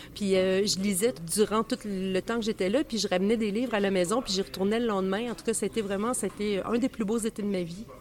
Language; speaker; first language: French; native; French